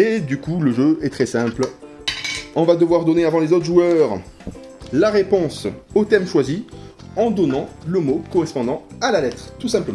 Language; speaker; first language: French; native; French